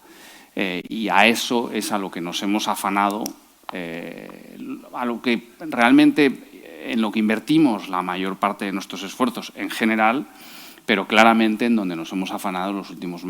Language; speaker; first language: Spanish; native; Spanish